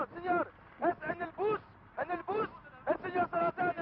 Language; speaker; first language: Spanish; non-native, learner; French